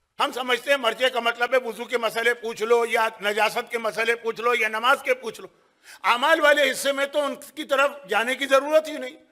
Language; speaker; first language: Urdu; native; Urdu